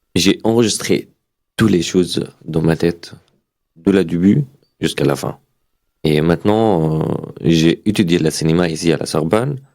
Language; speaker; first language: French; non-native, learner; Arabic